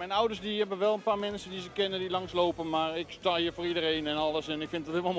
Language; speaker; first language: Dutch; native; Dutch